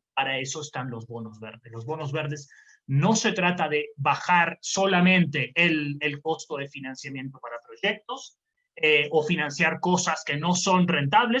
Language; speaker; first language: Spanish; native; Spanish